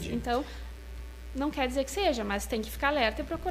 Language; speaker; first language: Portuguese; native; Portuguese